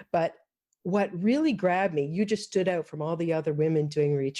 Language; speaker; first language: English; native; English